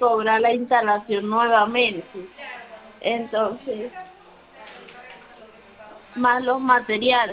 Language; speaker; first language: Spanish; native; Spanish